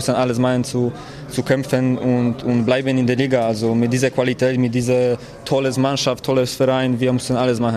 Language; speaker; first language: German; non-native, learner; Polish